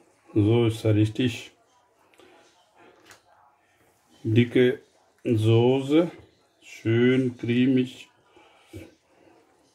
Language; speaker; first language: German; non-native, fluent; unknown